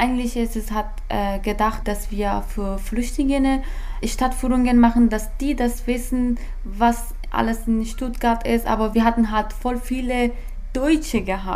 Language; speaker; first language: German; non-native, fluent; Persian